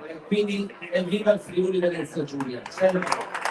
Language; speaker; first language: Italian; native; Italian